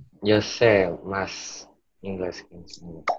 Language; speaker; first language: Spanish; early bilingual, other home language; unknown